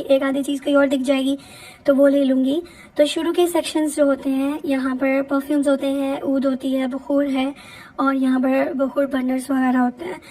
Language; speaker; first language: Urdu; native; Urdu